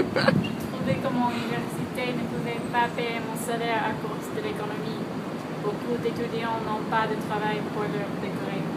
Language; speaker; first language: French; non-native, learner; English